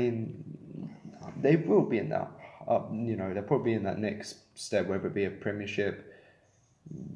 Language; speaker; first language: English; native; English